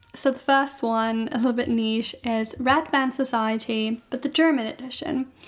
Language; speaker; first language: English; non-native, fluent; German